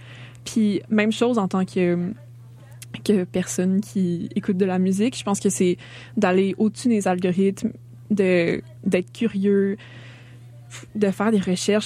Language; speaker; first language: French; native; French